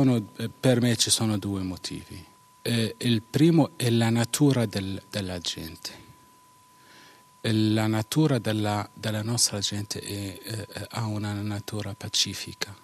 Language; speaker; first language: Italian; non-native, fluent; Arabic